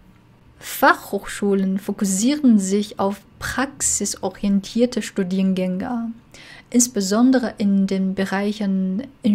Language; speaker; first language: German; non-native, fluent; Chinese